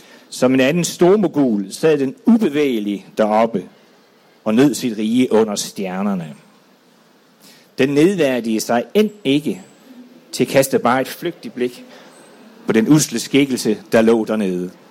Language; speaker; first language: Danish; native; Danish